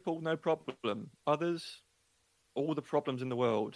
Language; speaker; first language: English; native; English